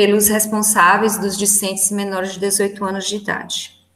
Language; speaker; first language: Portuguese; native; Portuguese